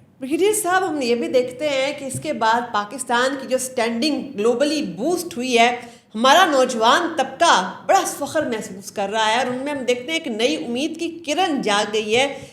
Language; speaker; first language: Urdu; native; Urdu